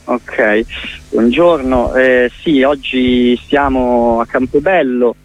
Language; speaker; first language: Italian; native; Italian